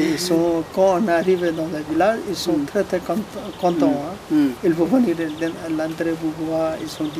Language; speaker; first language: French; non-native, learner; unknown